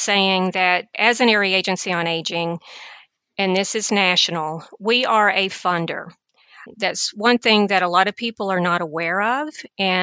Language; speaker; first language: English; native; English